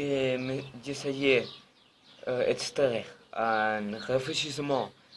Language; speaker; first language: French; non-native, learner; Spanish